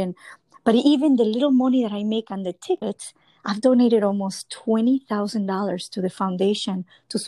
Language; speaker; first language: English; non-native, fluent; Spanish